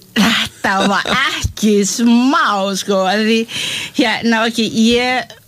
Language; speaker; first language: Icelandic; non-native, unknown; Malay